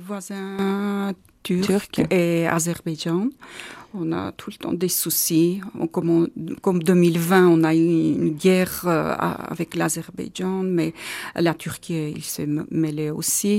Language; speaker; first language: French; non-native, learner; Armenian